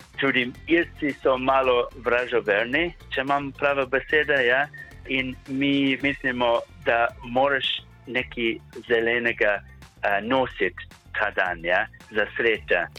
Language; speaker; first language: Slovenian; non-native, learner; English